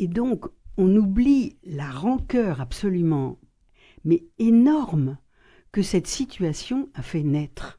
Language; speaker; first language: French; native; French